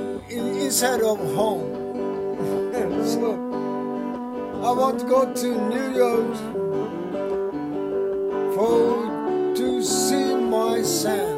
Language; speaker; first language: English; non-native, learner; Japanese